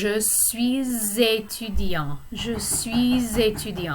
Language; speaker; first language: French; non-native, fluent; English